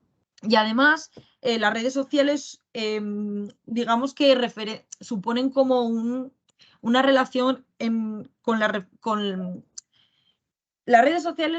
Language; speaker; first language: Spanish; native; Spanish